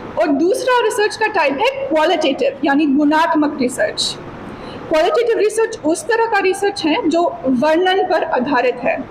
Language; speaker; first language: Hindi; non-native, fluent; English